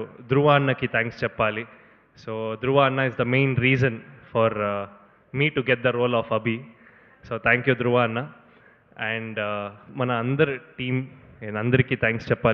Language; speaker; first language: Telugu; non-native, learner; Kannada